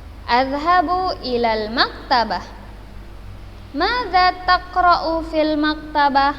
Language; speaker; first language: Arabic; non-native, fluent; Indonesian